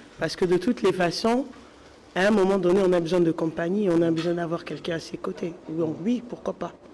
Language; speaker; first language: French; non-native, local second language; Lingala